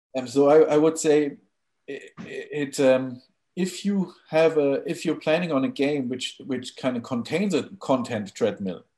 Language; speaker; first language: English; non-native, fluent; German